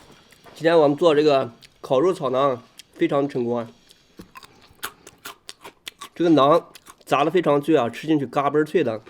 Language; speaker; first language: Chinese; native; Chinese